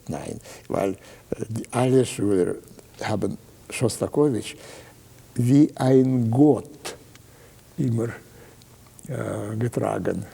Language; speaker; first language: German; non-native, fluent; Russian